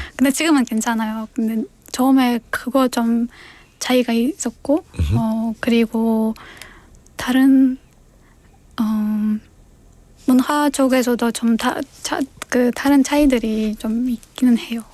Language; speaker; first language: Korean; non-native, fluent; Kyrgyz